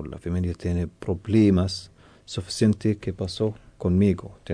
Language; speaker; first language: Spanish; non-native, learner; Arabic